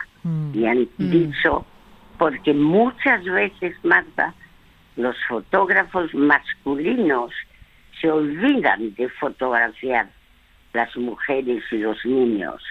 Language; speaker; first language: Spanish; early bilingual, other home language; French